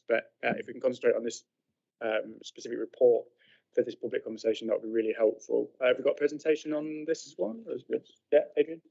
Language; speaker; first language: English; native; English